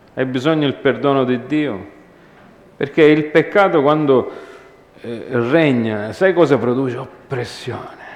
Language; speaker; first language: Italian; early bilingual, heritage; Italian